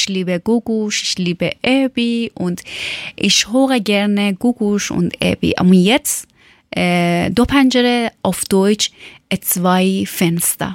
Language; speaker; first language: German; non-native, learner; Persian